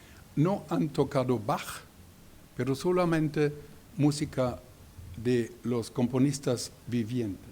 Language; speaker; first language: Spanish; non-native, learner; German